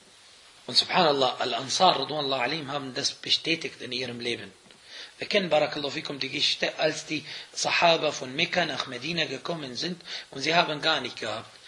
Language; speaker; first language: German; non-native, fluent; Arabic